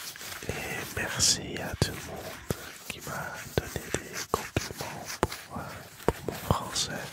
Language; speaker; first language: French; non-native, learner; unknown